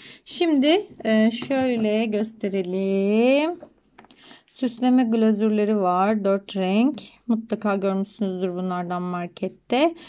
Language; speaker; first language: Turkish; native; Turkish